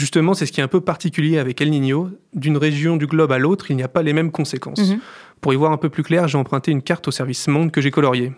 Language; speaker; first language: French; native; French